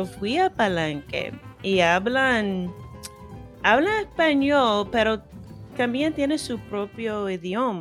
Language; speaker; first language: Spanish; non-native, fluent; English